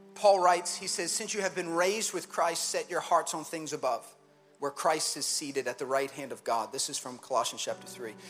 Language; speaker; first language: English; early bilingual, other home language; German